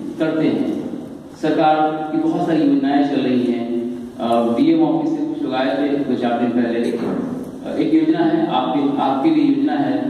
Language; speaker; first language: Hindi; native; Hindi